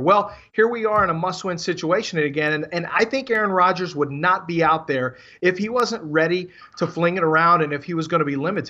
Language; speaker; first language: English; native; English